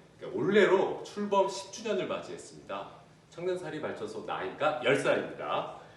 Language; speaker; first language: Korean; native; Korean